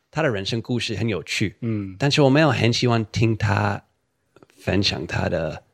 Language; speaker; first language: Chinese; non-native, fluent; English